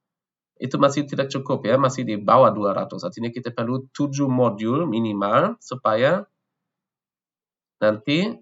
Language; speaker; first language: Indonesian; non-native, fluent; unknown